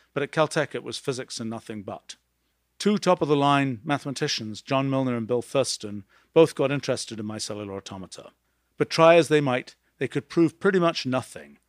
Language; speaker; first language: English; native; English